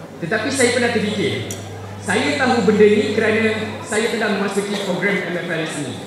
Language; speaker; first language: Malay; native; Malay